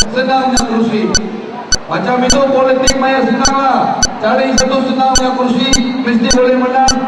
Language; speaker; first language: Malay; non-native, local second language; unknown